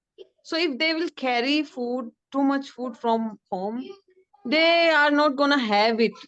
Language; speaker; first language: English; non-native, learner; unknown